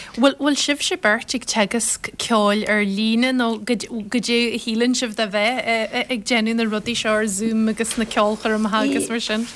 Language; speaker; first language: Irish; native; Irish